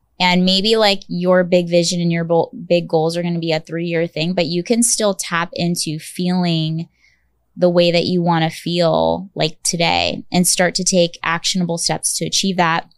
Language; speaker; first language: English; native; English